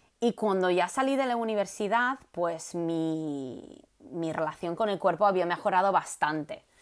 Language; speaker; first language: Spanish; non-native, fluent; English